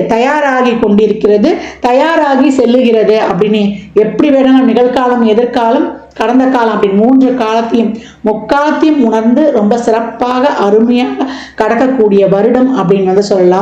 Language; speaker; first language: Tamil; native; Tamil